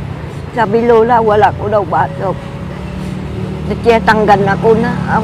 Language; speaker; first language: Filipino; non-native, learner; Vietnamese